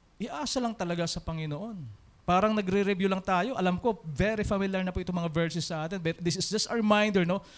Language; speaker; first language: Filipino; non-native, local second language; Hiligaynon